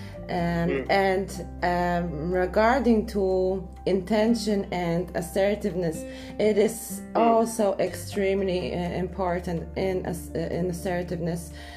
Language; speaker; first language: English; non-native, fluent; Polish